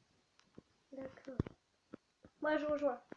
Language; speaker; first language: French; native; French